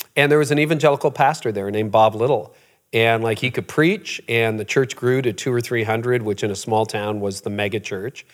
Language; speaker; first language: English; native; English